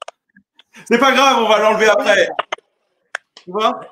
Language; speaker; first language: French; native; French